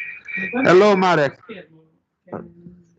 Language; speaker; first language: English; non-native, fluent; Italian